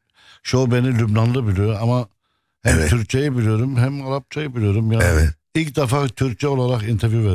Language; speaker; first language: Turkish; early bilingual, other home language; Arabic